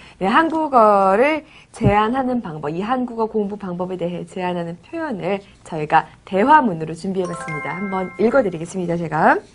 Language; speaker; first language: Korean; native; Korean